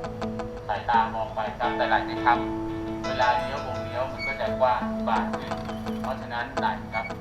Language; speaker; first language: Thai; native; Thai